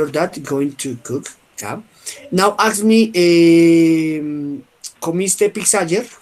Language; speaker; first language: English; non-native, fluent; Spanish